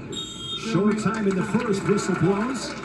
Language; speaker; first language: English; native; English